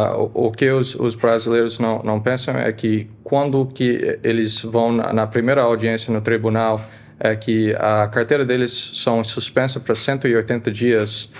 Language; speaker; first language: Portuguese; early bilingual, heritage; Portuguese